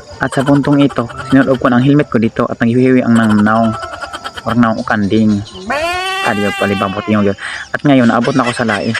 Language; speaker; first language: Filipino; non-native, local second language; Cebuano